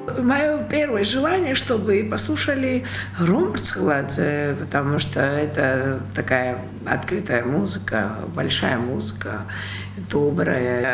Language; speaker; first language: Russian; non-native, local second language; Georgian